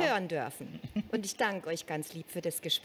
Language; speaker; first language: German; native; German